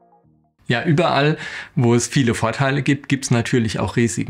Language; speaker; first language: German; native; German